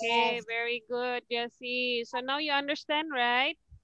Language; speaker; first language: English; non-native, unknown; Indonesian